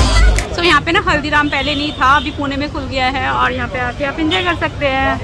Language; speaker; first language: Hindi; native; Hindi